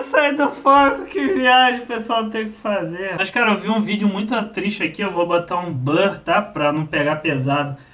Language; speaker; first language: Portuguese; native; Portuguese